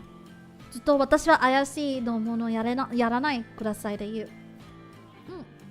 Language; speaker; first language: Japanese; non-native, learner; English